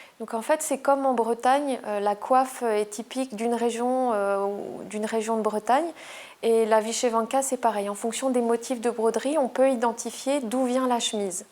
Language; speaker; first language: French; native; French